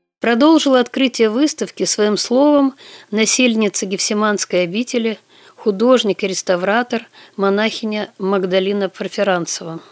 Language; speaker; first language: Russian; native; Russian